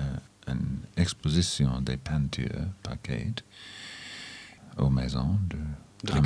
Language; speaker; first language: French; non-native, fluent; English